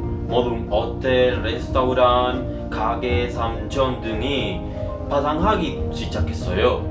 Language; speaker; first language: Korean; non-native, learner; Spanish